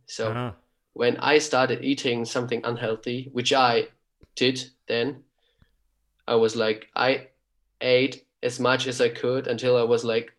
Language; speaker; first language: English; non-native, fluent; German